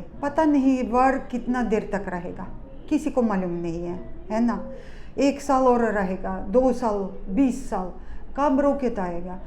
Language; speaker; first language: Hindi; non-native, fluent; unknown